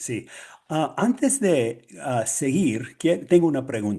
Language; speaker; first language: Spanish; non-native, learner; English